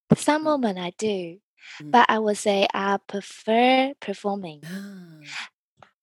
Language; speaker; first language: English; early bilingual, other home language; Chinese